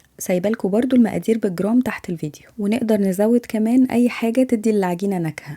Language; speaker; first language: Arabic; native; Arabic